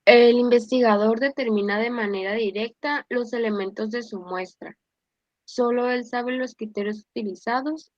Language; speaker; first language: Spanish; native; Spanish